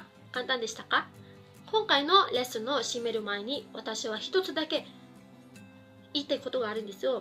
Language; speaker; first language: Japanese; non-native, fluent; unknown